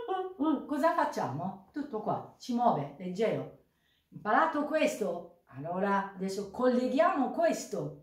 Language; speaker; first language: Italian; non-native, learner; Japanese